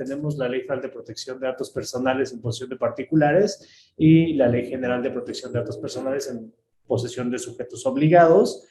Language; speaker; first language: Spanish; native; Spanish